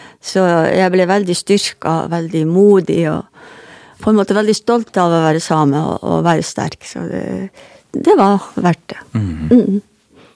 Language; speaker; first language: Norwegian; non-native, local second language; Northern Sami